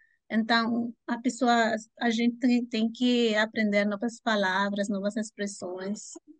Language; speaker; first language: Portuguese; non-native, fluent; Spanish